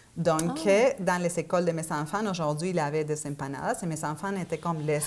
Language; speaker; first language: French; non-native, fluent; Spanish